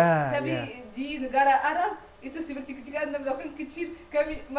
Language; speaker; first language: Indonesian; non-native, learner; Arabic